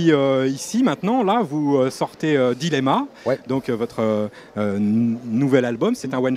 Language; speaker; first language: French; native; French